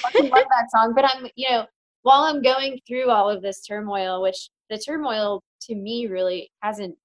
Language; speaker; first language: English; native; English